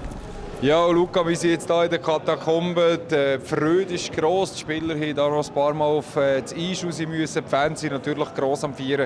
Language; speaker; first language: German; native; German